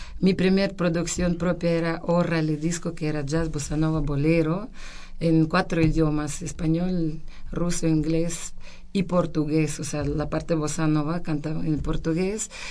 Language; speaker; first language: Spanish; non-native, fluent; Russian